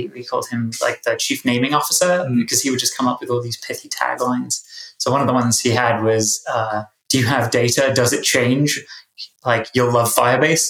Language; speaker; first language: English; native; English